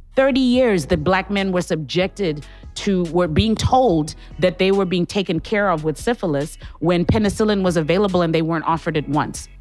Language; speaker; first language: English; non-native, local second language; Shona